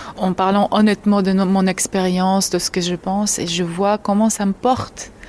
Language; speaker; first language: French; non-native, fluent; Georgian